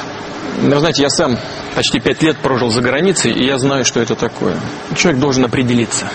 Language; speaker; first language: Russian; native; Russian